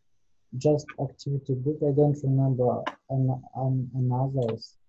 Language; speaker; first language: English; non-native, learner; Russian